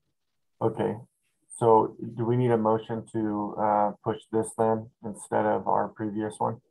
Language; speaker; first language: English; native; English